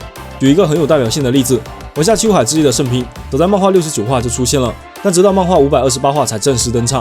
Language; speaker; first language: Chinese; native; Chinese